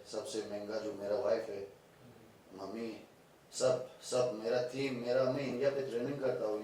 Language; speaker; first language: Hindi; non-native, fluent; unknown